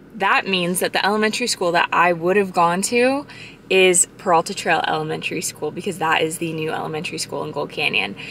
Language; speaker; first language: English; native; English